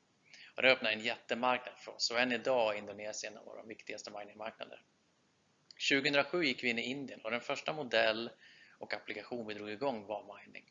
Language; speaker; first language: Swedish; native; Swedish